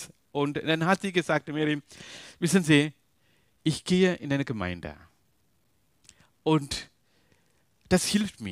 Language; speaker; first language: German; non-native, learner; Tamil